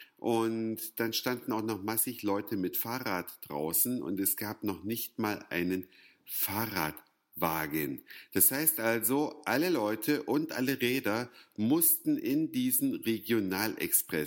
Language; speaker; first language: German; native; German